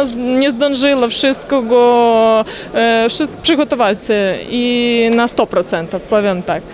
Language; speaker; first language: Polish; non-native, learner; Ukrainian